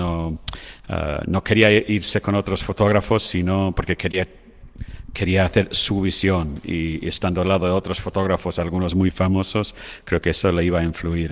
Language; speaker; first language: Spanish; non-native, fluent; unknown